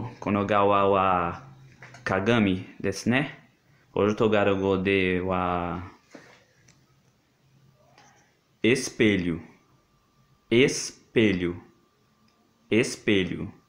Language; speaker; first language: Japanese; non-native, learner; Portuguese